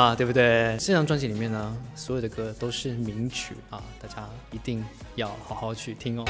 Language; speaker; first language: Chinese; native; Chinese